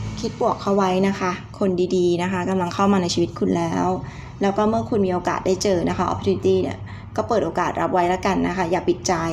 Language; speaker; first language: Thai; native; Thai